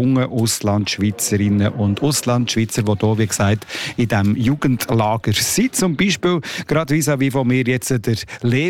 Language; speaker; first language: German; native; German